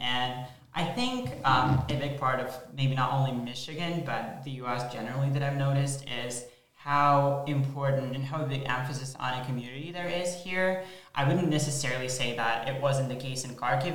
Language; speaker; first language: English; non-native, fluent; Ukrainian